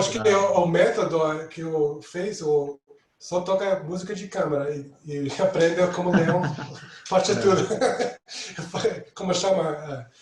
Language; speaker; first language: Portuguese; non-native, fluent; English